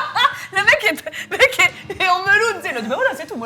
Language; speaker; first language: French; native; French